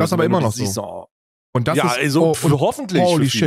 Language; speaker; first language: German; native; German